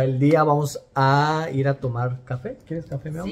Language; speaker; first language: Spanish; native; Spanish